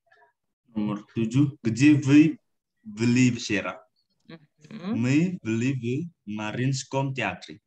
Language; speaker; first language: Russian; non-native, learner; Indonesian